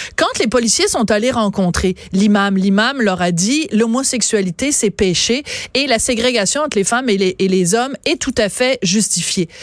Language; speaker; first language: French; native; French